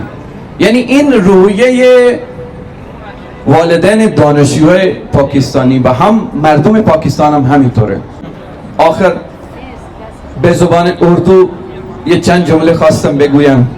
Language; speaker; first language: Persian; non-native, fluent; Urdu